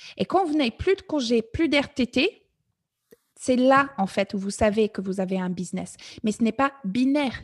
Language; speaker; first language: French; non-native, fluent; English